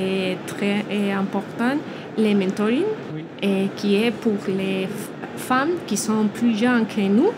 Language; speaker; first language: French; non-native, learner; Spanish